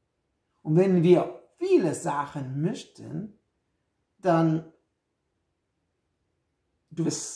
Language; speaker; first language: German; non-native, fluent; Hebrew